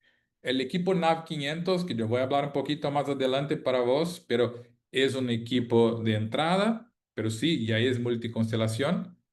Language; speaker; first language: Spanish; non-native, fluent; Portuguese